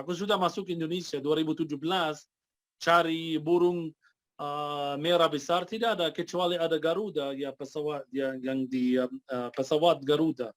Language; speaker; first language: Indonesian; non-native, fluent; Arabic